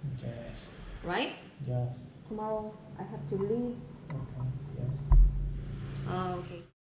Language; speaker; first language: English; non-native, learner; Korean